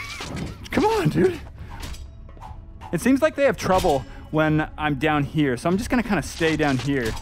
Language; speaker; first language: English; native; English